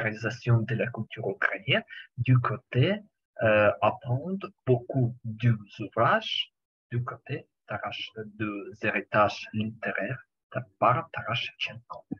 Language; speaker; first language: French; non-native, learner; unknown